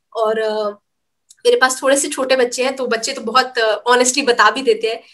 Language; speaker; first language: Hindi; native; Hindi